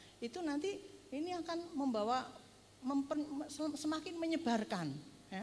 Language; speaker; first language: Indonesian; native; Indonesian